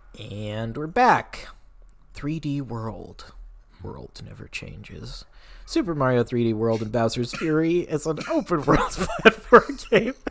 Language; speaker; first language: English; native; English